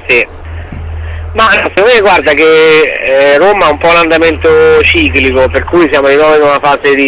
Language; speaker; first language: Italian; native; Italian